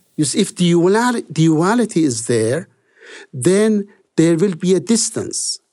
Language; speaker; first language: English; non-native, fluent; Persian